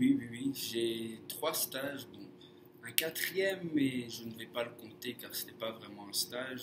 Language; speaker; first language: French; non-native, fluent; English